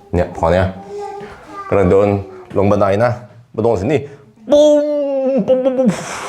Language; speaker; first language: Thai; non-native, fluent; Norwegian